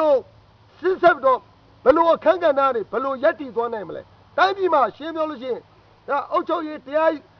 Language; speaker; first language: Burmese; native; Burmese